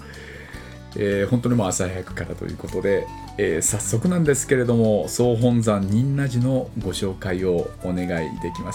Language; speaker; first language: Japanese; native; Japanese